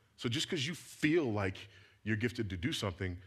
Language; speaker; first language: English; native; English